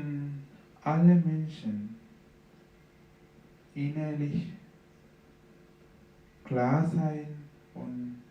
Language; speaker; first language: German; non-native, fluent; Sinhala